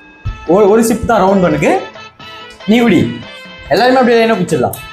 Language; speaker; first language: Tamil; native; Tamil